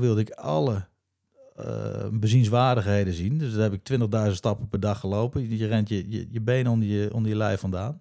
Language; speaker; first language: Dutch; native; Dutch